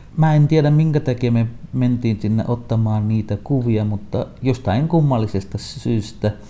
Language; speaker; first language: Finnish; non-native, fluent; Tamil